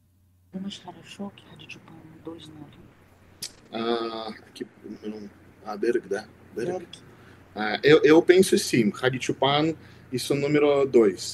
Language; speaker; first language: Portuguese; non-native, learner; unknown